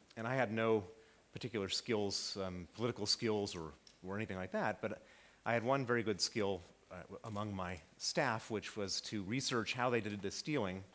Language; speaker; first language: English; native; English